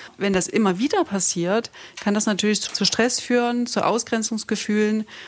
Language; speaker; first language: German; native; German